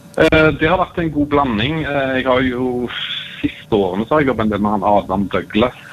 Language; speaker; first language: Norwegian; native; Norwegian